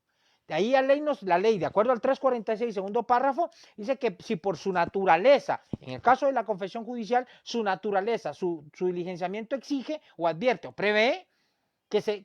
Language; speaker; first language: Spanish; native; Spanish